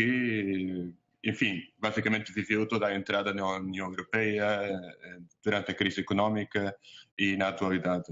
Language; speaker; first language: Portuguese; native; Portuguese